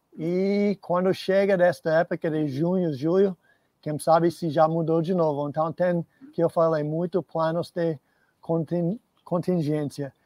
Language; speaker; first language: Portuguese; non-native, fluent; English